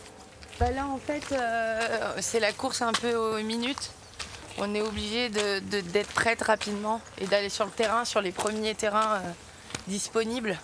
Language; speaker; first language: French; native; French